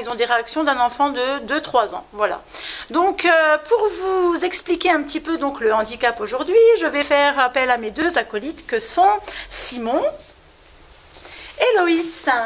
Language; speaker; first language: French; native; French